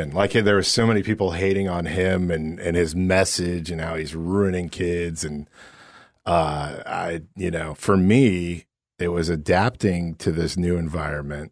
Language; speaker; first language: English; native; English